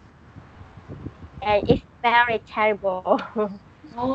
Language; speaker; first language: English; non-native, learner; Vietnamese